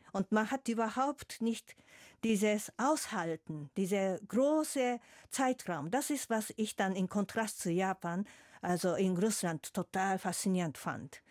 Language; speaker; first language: German; non-native, fluent; Japanese